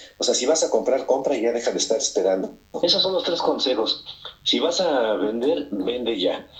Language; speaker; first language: Spanish; native; Spanish